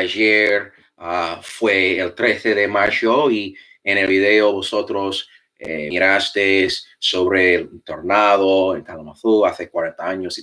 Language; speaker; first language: Spanish; non-native, fluent; English